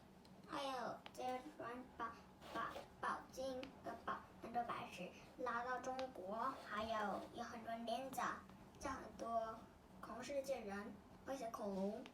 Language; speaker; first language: Chinese; early bilingual, heritage; Chinese